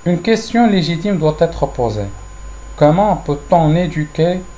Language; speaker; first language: French; non-native, local second language; Arabic